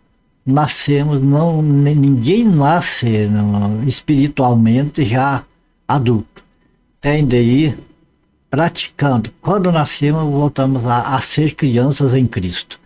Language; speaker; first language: Portuguese; native; Portuguese